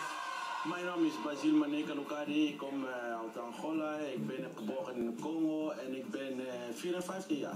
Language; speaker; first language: Dutch; non-native, learner; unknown